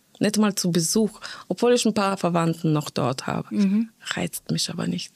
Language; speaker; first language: German; non-native, fluent; Bulgarian